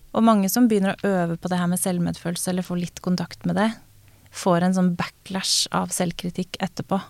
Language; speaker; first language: Norwegian; native; Norwegian